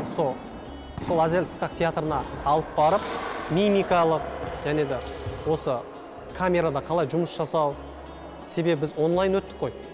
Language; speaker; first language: Kazakh; non-native, local second language; Russian